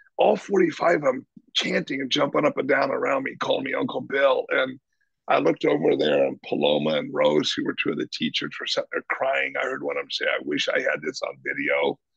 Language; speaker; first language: English; native; English